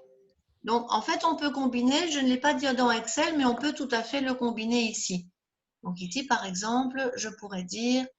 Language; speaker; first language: French; native; French